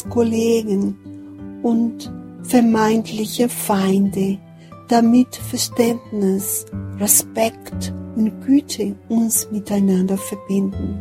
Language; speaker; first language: German; non-native, fluent; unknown